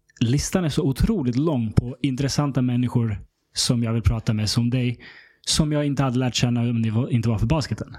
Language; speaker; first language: Swedish; early bilingual, other home language; Serbian